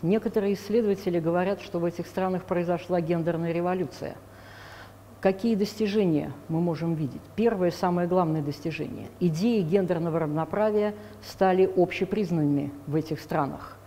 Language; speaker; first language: Russian; native; Russian